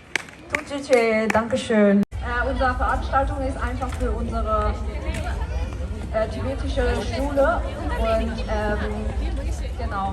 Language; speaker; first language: German; non-native, learner; Tibetan